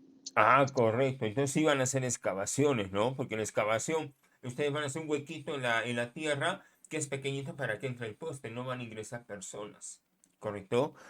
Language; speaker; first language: Spanish; native; Spanish